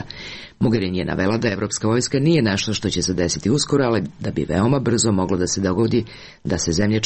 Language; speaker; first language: Serbian; native; Serbian